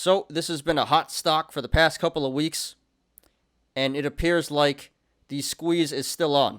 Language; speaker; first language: English; native; English